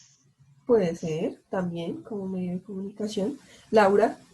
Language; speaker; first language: Spanish; native; Spanish